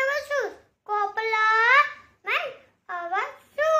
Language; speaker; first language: English; non-native, learner; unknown